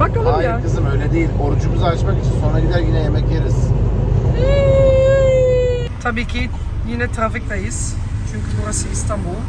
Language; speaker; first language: Turkish; early bilingual, heritage; Turkish